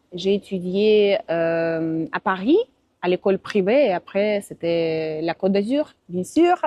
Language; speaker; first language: French; non-native, fluent; Russian